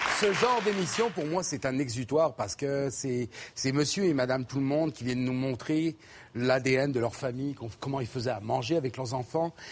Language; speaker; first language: French; native; French